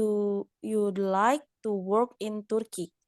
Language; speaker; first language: English; non-native, learner; Indonesian